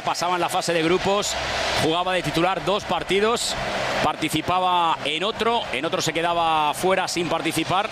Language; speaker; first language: Spanish; native; Spanish